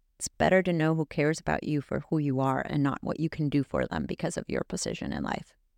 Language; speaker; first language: English; non-native, fluent; Spanish